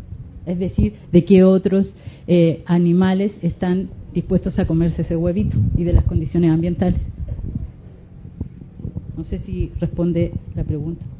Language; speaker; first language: Spanish; native; Spanish